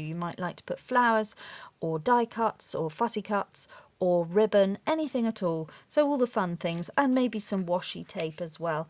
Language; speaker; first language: English; native; English